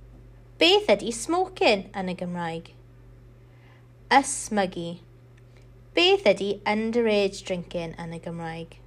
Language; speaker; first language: Welsh; non-native, local second language; English